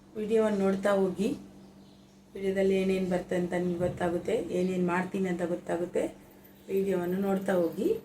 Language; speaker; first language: Kannada; native; Kannada